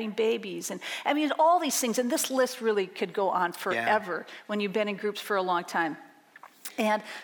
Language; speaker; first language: English; native; English